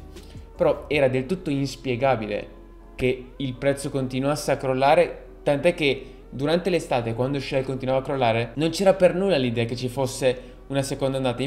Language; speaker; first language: Italian; native; Italian